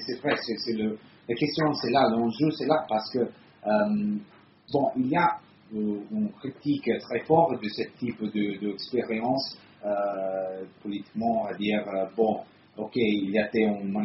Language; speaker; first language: French; non-native, fluent; Italian